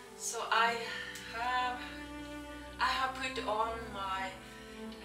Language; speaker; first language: English; non-native, learner; Norwegian